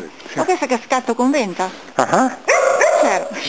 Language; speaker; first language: Italian; non-native, learner; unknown